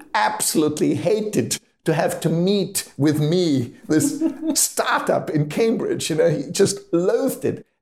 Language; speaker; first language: English; non-native, fluent; German